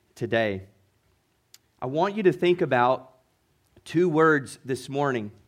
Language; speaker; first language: English; native; English